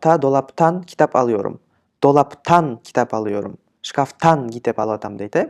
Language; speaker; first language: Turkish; non-native, fluent; Kyrgyz